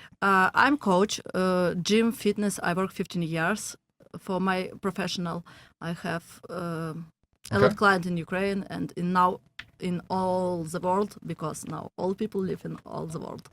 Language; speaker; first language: English; non-native, learner; Russian